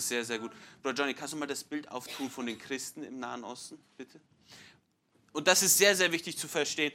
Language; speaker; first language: German; non-native, fluent; English